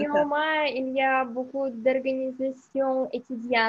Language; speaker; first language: French; non-native, learner; Russian